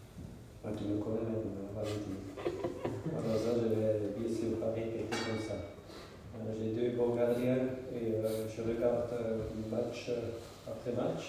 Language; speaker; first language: French; non-native, local second language; German